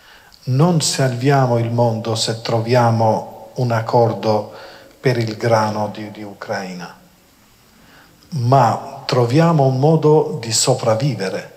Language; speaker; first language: Italian; non-native, fluent; Albanian